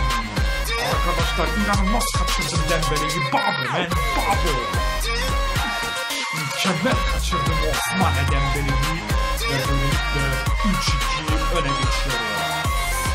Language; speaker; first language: Turkish; native; Turkish